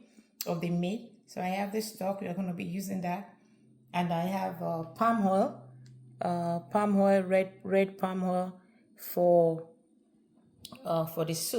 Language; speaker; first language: English; non-native, local second language; Yoruba